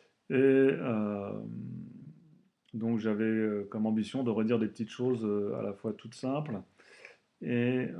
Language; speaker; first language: French; native; French